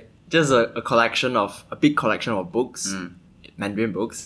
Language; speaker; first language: English; non-native, local second language; Chinese